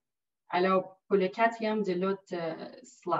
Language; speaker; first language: French; non-native, local second language; English